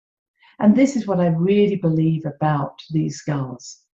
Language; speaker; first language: English; native; English